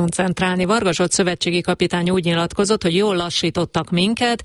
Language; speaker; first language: Hungarian; native; Hungarian